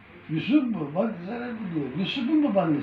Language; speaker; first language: Turkish; native; Turkish